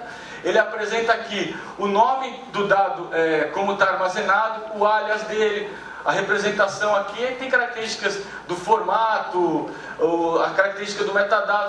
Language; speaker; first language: Portuguese; native; Portuguese